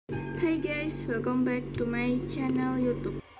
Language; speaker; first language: English; non-native, learner; Indonesian